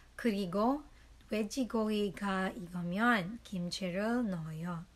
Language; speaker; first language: Korean; non-native, learner; Filipino